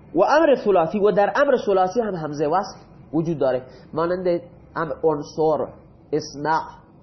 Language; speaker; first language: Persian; non-native, local second language; Baluchi